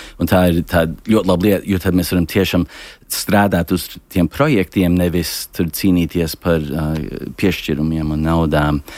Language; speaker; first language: Latvian; early bilingual, heritage; Latvian